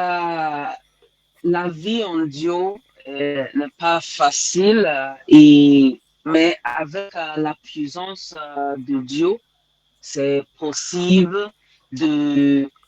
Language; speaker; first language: French; non-native, learner; English